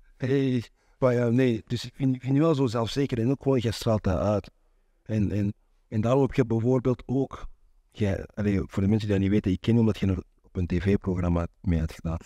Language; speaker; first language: Dutch; non-native, local second language; French